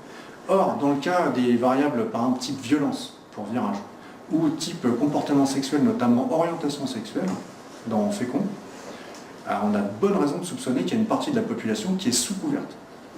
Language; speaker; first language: French; native; French